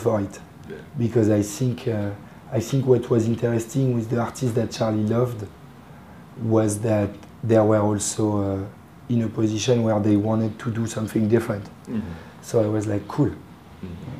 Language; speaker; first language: English; non-native, fluent; French